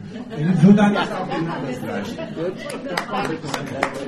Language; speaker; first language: German; non-native, fluent; Arabic